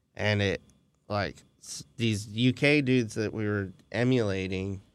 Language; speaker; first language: English; native; English